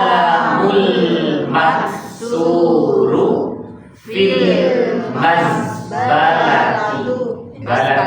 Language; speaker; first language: Arabic; non-native, fluent; Indonesian